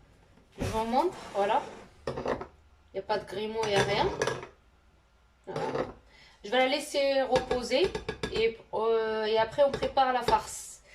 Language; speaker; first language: French; non-native, local second language; Arabic